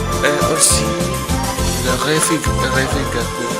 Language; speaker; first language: French; non-native, learner; Indonesian